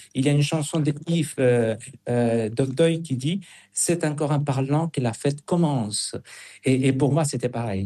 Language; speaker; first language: French; non-native, fluent; Spanish